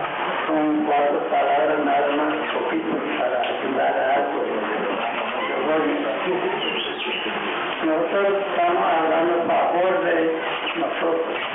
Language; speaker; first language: Spanish; non-native, local second language; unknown